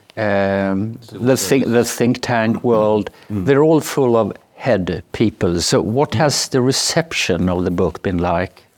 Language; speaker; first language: English; non-native, fluent; Swedish